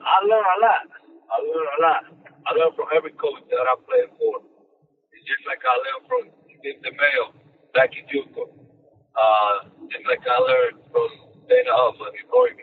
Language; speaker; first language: English; non-native, fluent; Spanish